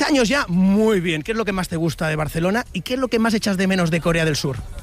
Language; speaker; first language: Spanish; native; Spanish